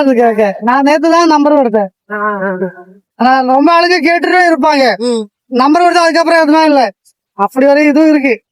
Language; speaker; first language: Tamil; non-native, learner; Malayalam